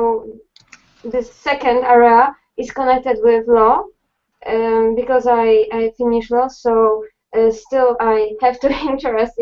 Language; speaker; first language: English; non-native, fluent; Polish